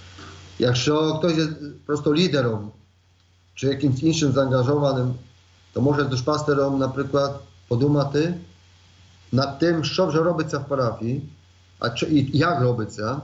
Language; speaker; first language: Polish; non-native, learner; Ukrainian